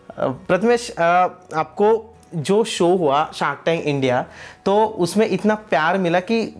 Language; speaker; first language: Hindi; non-native, local second language; Marathi